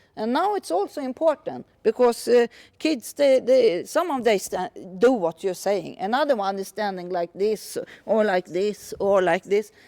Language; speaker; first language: English; non-native, fluent; Swedish